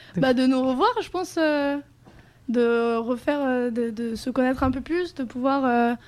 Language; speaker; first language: French; non-native, fluent; Spanish